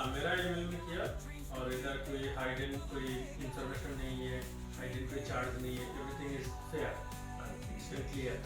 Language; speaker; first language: Hindi; non-native, local second language; Bangla